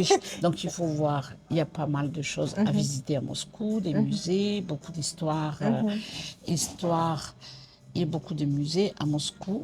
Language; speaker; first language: French; non-native, local second language; Malagasy